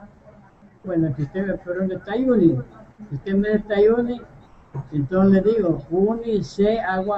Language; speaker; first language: Spanish; non-native, local second language; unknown